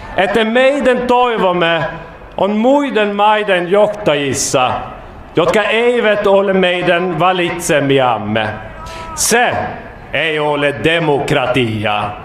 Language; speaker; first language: Finnish; non-native, fluent; Swedish